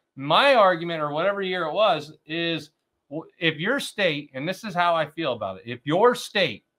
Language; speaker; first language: English; native; English